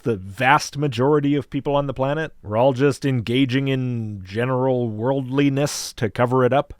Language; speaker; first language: English; native; English